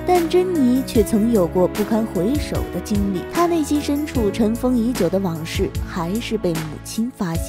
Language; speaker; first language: Chinese; native; Chinese